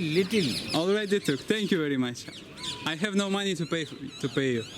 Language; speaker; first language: English; non-native, fluent; Russian